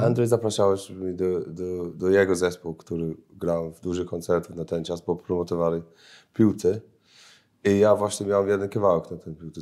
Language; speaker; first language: Polish; non-native, learner; English